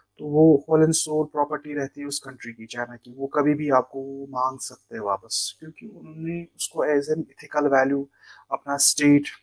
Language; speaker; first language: Hindi; non-native, local second language; Kashmiri